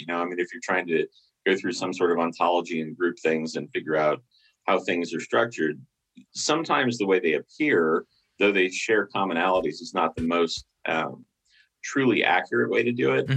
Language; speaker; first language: English; native; English